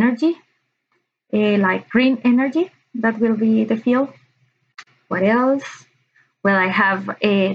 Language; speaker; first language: English; non-native, learner; Spanish